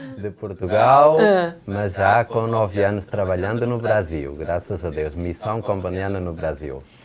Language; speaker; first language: Portuguese; native; Portuguese